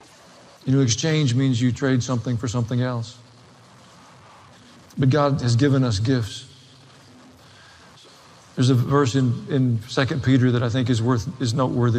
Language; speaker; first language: English; native; English